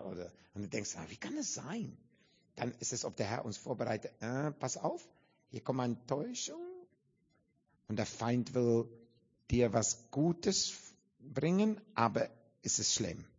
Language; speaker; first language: German; non-native, fluent; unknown